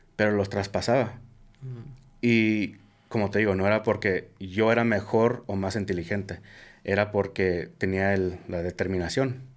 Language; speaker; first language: Spanish; early bilingual, heritage; Spanish